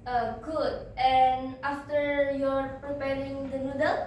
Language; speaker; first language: English; non-native, learner; Indonesian